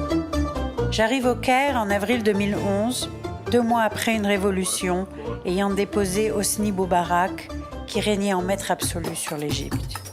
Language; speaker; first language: French; native; French